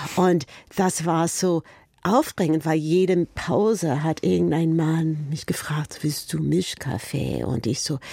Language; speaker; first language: German; non-native, fluent; English